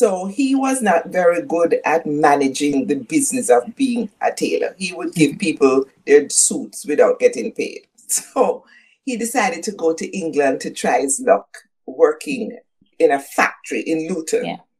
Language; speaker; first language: English; non-native, local second language; Jamaican Creole English